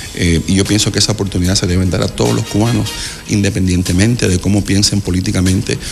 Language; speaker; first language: Spanish; native; Spanish